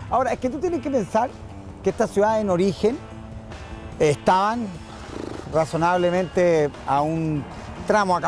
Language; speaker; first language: Spanish; native; Spanish